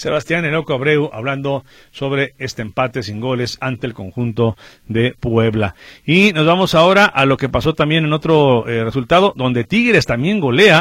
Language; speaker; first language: Spanish; native; Spanish